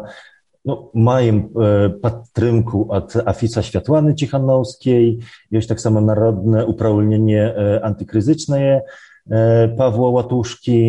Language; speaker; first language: Belarusian; early bilingual, heritage; Belarusian